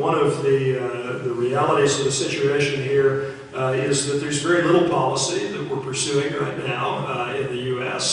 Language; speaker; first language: English; native; English